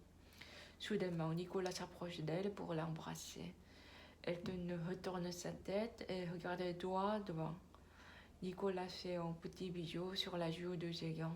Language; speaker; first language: French; non-native, learner; Korean